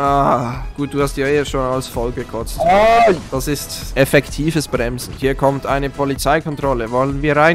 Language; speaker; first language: German; native; German